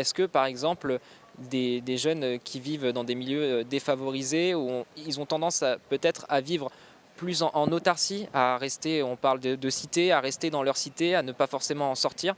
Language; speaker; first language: French; native; French